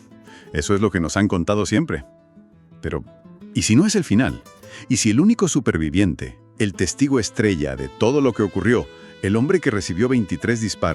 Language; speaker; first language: Spanish; native; Spanish